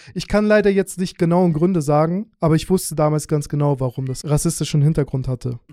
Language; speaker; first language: German; early bilingual, other home language; Russian